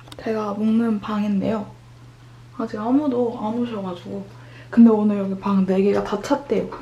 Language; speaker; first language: Korean; native; Korean